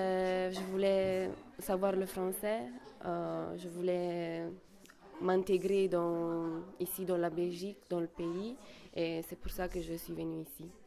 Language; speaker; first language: French; non-native, fluent; Italian